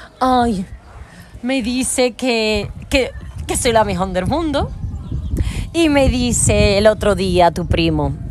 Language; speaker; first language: Spanish; native; Spanish